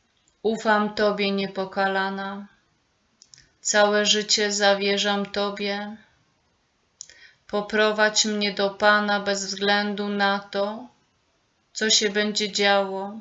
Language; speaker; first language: Polish; native; Polish